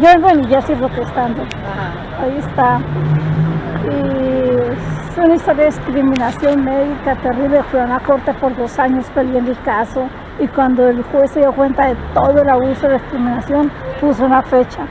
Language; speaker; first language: Spanish; native; Spanish